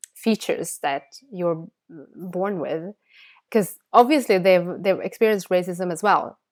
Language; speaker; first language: English; non-native, fluent; Bangla